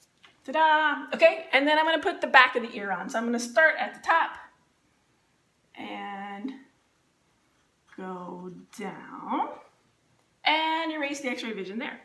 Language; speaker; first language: English; native; English